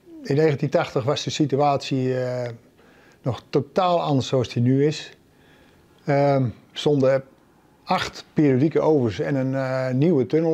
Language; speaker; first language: Dutch; native; Dutch